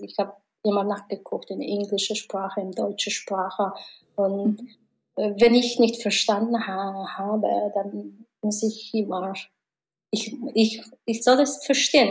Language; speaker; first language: German; non-native, learner; Mongolian